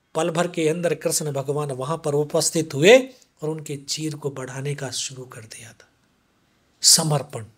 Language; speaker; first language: Hindi; native; Hindi